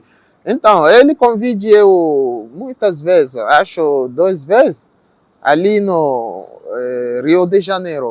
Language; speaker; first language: Portuguese; non-native, learner; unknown